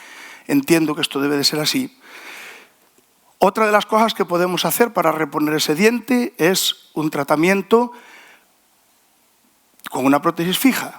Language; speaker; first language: Spanish; native; Spanish